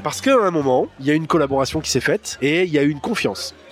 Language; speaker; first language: French; native; French